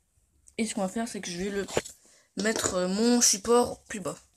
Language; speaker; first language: French; native; French